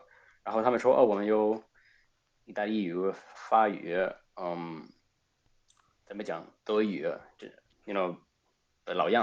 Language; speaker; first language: Chinese; non-native, fluent; Spanish